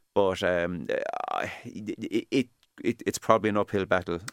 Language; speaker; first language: English; native; English